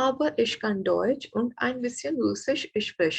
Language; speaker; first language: German; non-native, fluent; Malayalam